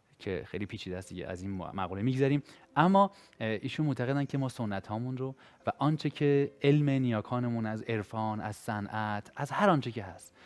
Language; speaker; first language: Persian; native; Persian